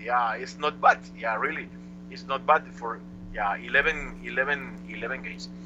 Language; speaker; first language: English; non-native, learner; Spanish